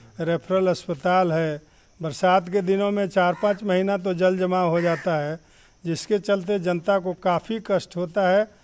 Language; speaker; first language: Hindi; non-native, local second language; Bhojpuri